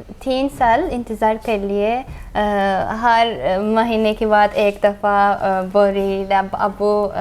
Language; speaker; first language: Hindi; non-native, learner; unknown